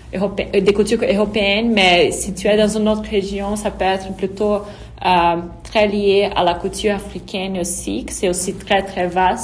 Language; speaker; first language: French; non-native, fluent; Portuguese